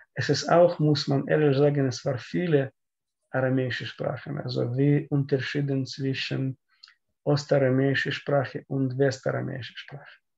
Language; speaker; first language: German; non-native, learner; Russian